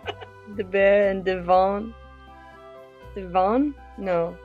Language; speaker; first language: French; non-native, learner; English